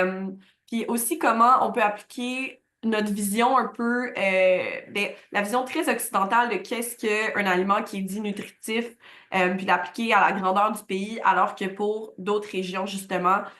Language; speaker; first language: French; native; French